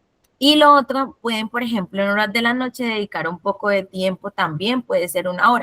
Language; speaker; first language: Spanish; native; Spanish